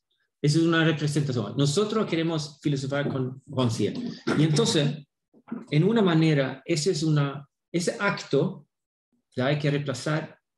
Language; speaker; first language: Spanish; non-native, fluent; Swedish